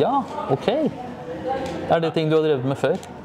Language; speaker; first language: Norwegian; native; Norwegian